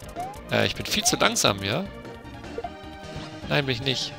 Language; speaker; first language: German; native; German